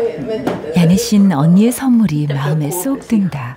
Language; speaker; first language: Korean; native; Korean